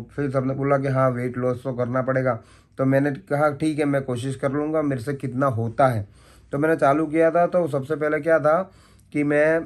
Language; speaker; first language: Hindi; non-native, local second language; Gujarati